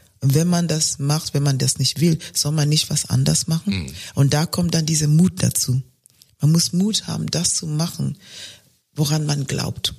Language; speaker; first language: German; non-native, fluent; Luo (Kenya and Tanzania)